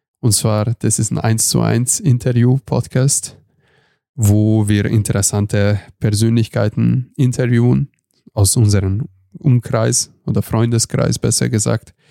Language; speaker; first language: German; non-native, fluent; Hungarian